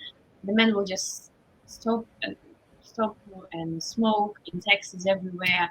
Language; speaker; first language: English; non-native, fluent; Russian